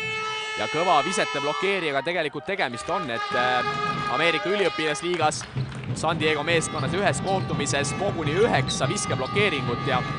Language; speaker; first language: Estonian; native; Estonian